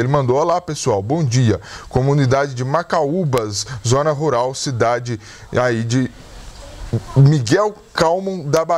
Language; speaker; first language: Portuguese; native; Portuguese